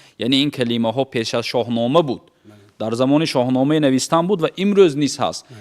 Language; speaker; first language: Tajik; native; Tajik